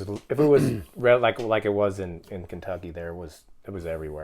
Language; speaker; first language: English; native; English